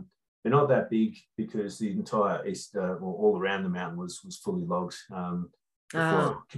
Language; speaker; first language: English; native; English